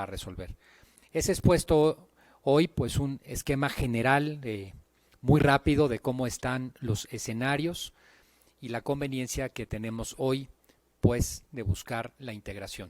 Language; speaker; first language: Spanish; native; Spanish